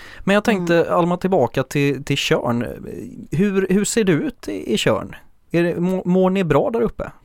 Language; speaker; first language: Swedish; native; Swedish